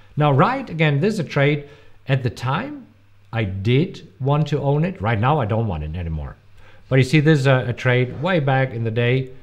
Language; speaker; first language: English; non-native, fluent; German